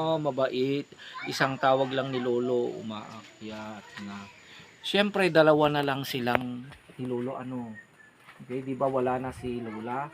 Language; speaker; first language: Filipino; non-native, local second language; Iloko